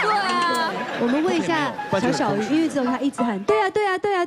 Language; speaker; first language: Chinese; native; Chinese